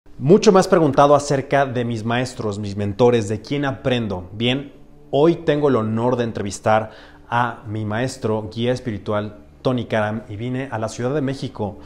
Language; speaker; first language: Spanish; native; Spanish